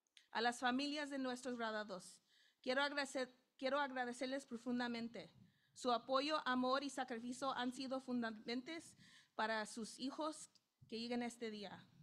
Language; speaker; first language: Spanish; non-native, learner; English